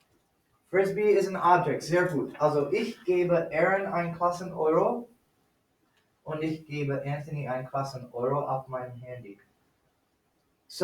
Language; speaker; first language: German; non-native, fluent; English